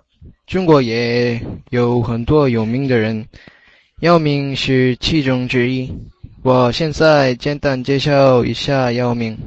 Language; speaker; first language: Chinese; non-native, learner; English